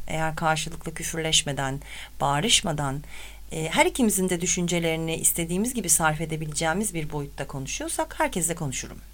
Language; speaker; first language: Turkish; native; Turkish